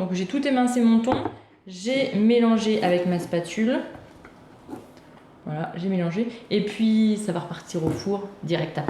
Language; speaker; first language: French; native; French